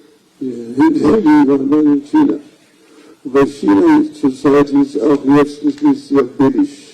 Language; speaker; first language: German; non-native, fluent; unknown